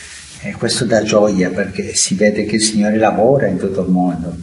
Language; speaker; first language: Italian; non-native, fluent; Spanish